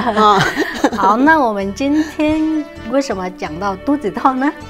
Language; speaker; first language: Chinese; non-native, local second language; Vietnamese